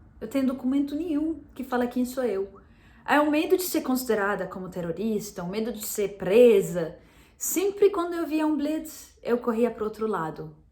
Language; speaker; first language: Portuguese; non-native, fluent; Arabic